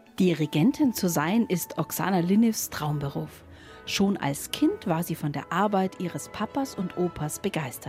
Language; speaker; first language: German; native; German